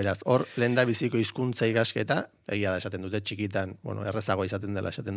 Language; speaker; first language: Basque; native; Basque